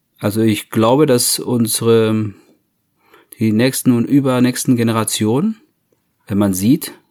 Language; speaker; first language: German; non-native, fluent; English